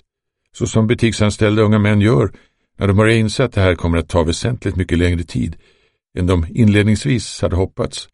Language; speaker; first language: Swedish; native; Swedish